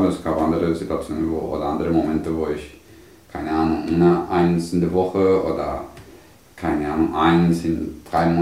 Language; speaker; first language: German; non-native, fluent; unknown